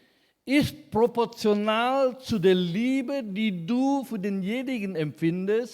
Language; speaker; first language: German; non-native, fluent; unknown